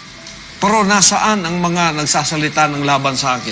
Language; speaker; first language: Filipino; native; Filipino